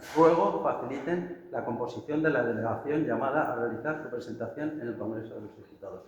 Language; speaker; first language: Spanish; non-native, local second language; Catalan